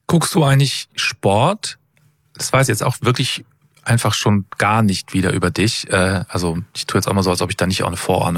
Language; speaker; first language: German; native; German